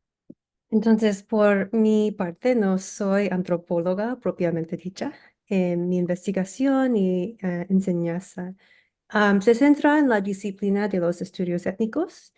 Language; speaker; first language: Spanish; early bilingual, heritage; English